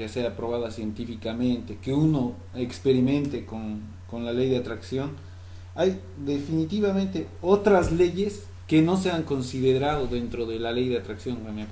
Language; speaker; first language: Spanish; native; Spanish